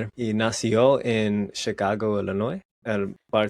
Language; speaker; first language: Spanish; non-native, learner; English